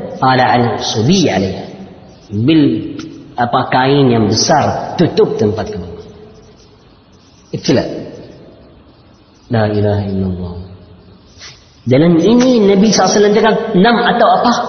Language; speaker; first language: Indonesian; non-native, learner; Arabic